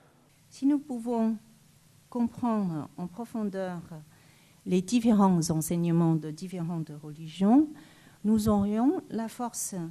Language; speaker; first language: French; non-native, fluent; Chinese